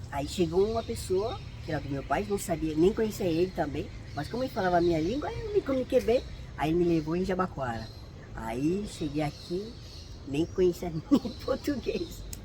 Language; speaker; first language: Portuguese; non-native, fluent; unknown